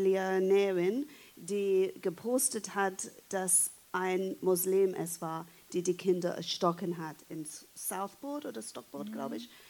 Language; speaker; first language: German; non-native, fluent; English